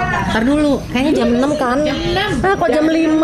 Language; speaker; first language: Indonesian; native; Indonesian